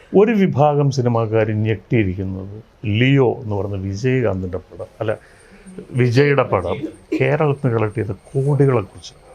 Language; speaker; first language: Malayalam; native; Malayalam